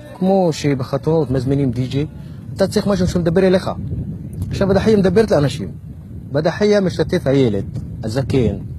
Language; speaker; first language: Hebrew; non-native, local second language; Arabic